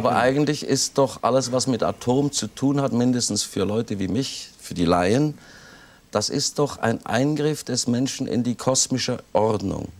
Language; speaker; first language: German; native; German